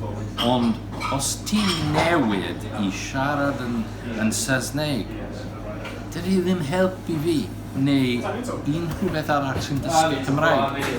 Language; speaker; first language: Welsh; non-native, learner; English